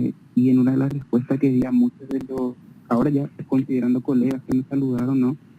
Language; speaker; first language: Spanish; native; Spanish